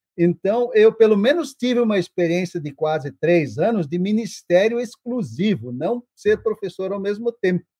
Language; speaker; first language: Portuguese; non-native, local second language; German